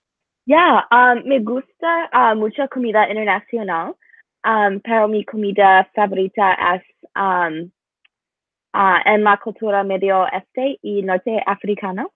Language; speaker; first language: Spanish; non-native, learner; English